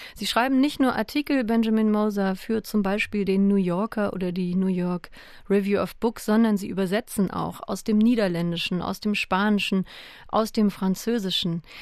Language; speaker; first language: German; native; German